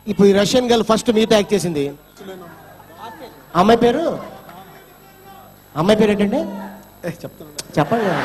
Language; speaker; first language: Telugu; native; Telugu